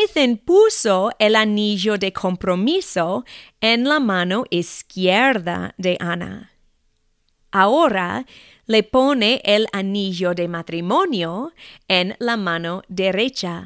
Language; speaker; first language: Spanish; non-native, fluent; English